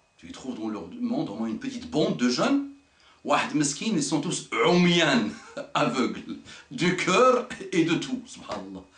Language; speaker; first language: French; non-native, local second language; Arabic